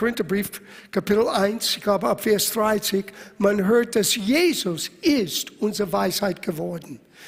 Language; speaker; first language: German; non-native, fluent; English